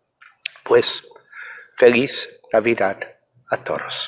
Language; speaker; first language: Spanish; non-native, fluent; English